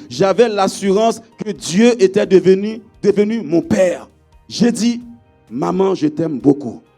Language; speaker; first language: French; non-native, local second language; Haitian Creole